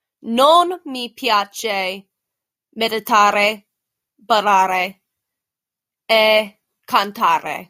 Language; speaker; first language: Italian; non-native, learner; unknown